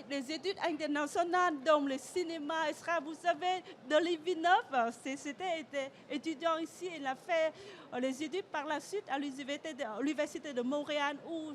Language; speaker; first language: French; non-native, fluent; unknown